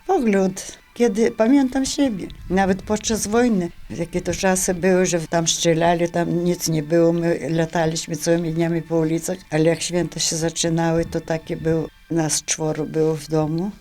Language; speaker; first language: Polish; native; Polish